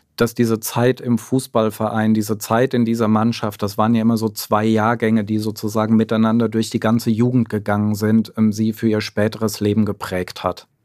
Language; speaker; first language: German; native; German